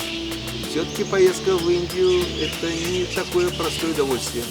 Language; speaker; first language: Russian; native; Russian